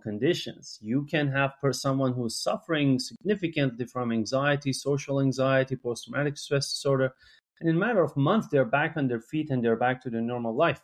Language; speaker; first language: English; non-native, fluent; Persian